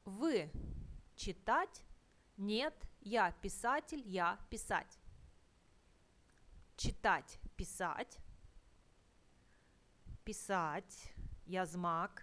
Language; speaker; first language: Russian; non-native, fluent; Turkish